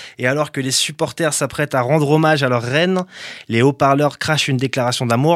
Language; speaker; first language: French; native; French